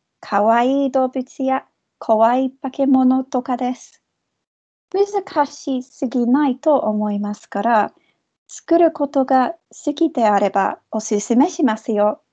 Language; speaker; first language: Japanese; non-native, fluent; English